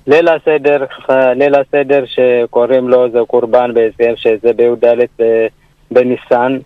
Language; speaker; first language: Hebrew; early bilingual, other home language; Amharic